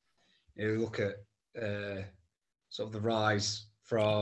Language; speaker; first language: English; native; English